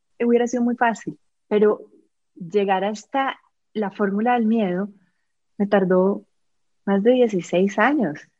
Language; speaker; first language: Spanish; native; Spanish